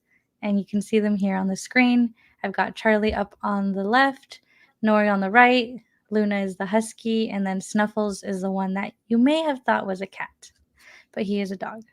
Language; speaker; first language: English; native; English